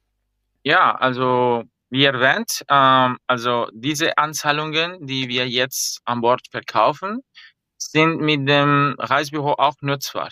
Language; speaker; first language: German; non-native, fluent; Spanish